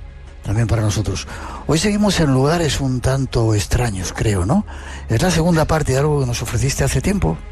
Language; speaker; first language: Spanish; native; Spanish